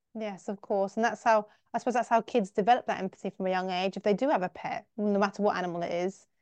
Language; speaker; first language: English; native; English